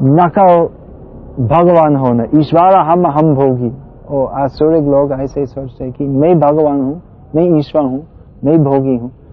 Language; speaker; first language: Hindi; non-native, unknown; English